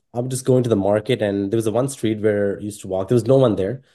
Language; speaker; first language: English; non-native, local second language; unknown